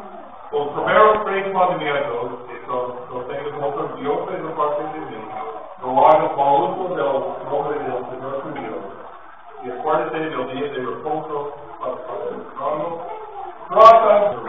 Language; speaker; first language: Spanish; non-native, learner; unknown